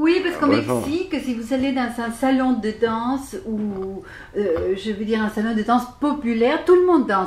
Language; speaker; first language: French; non-native, fluent; Spanish